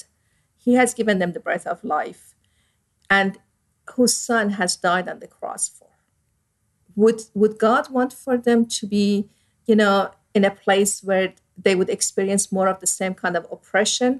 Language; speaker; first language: English; non-native, fluent; Persian